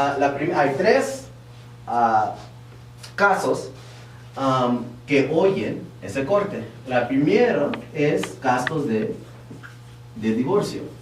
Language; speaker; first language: Spanish; early bilingual, heritage; Spanish